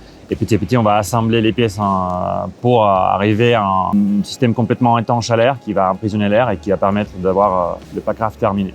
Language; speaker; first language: French; non-native, fluent; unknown